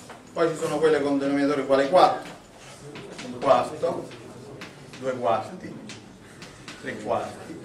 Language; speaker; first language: Italian; native; Italian